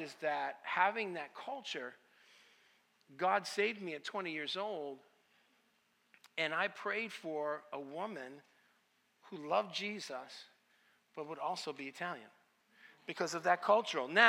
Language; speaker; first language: English; early bilingual, other home language; Italian